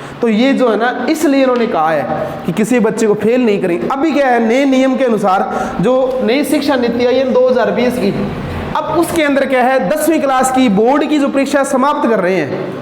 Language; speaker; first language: Hindi; non-native, local second language; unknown